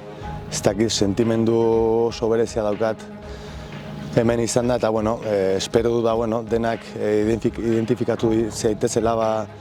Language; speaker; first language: Basque; non-native, local second language; Spanish